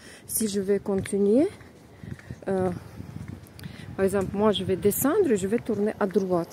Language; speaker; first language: French; non-native, fluent; Russian